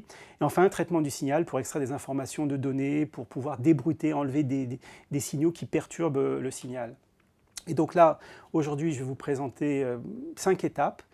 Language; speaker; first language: French; native; French